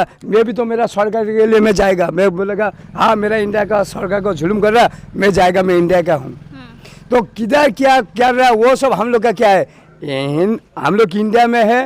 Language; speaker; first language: Hindi; non-native, local second language; Bangla